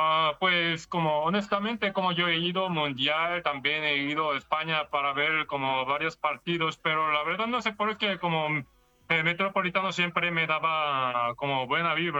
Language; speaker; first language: Spanish; non-native, learner; Korean